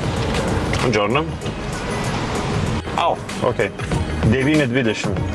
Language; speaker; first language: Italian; non-native, learner; Lithuanian